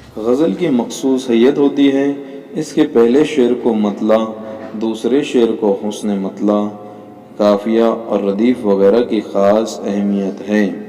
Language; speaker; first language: Urdu; native; Urdu